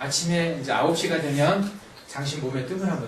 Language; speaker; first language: Korean; native; Korean